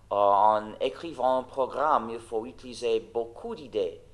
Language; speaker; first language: French; non-native, fluent; English